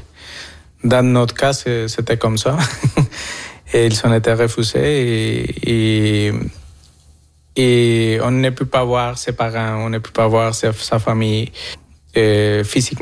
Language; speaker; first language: French; non-native, fluent; Spanish